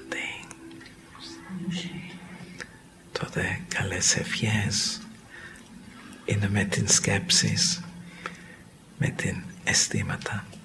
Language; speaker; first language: Greek; non-native, learner; English